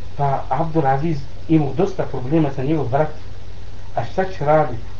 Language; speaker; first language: Bosnian; non-native, learner; Arabic